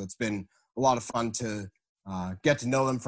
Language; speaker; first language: English; native; English